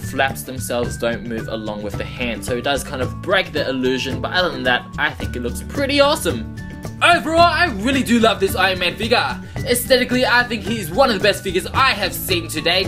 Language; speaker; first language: English; native; English